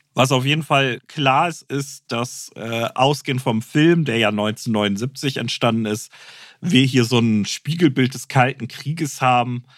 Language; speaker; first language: German; native; German